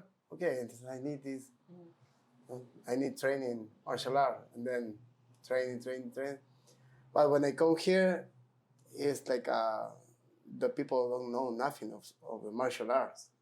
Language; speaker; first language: English; non-native, learner; Spanish